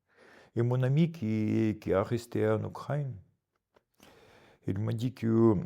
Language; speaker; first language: French; non-native, fluent; Russian